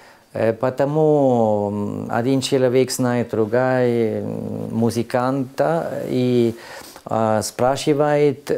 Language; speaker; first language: Russian; non-native, learner; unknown